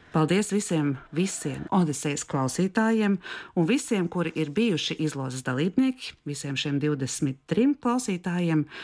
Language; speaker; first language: Latvian; native; Latvian